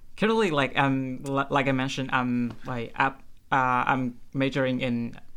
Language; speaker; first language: English; non-native, fluent; Vietnamese